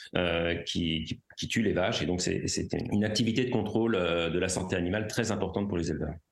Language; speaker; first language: French; native; French